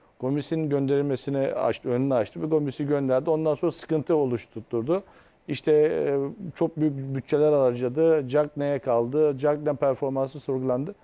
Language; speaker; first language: Turkish; native; Turkish